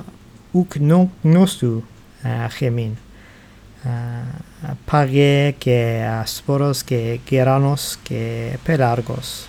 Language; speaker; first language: Greek; non-native, learner; English